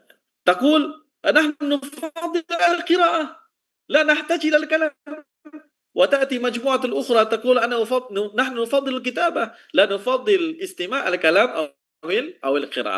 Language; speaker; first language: Arabic; non-native, fluent; Indonesian